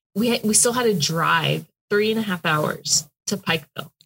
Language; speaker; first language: English; native; English